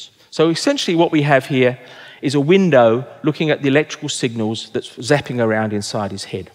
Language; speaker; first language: English; native; English